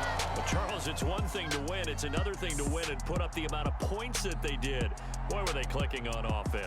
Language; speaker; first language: English; native; English